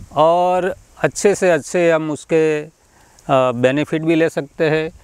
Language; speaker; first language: Hindi; non-native, local second language; Gujarati